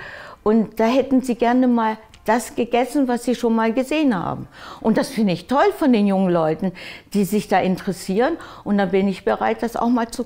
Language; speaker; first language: German; early bilingual, other home language; Japanese